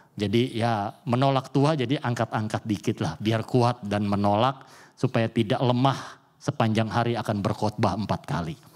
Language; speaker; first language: Indonesian; native; Indonesian